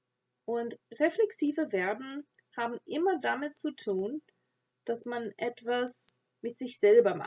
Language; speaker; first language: German; non-native, fluent; English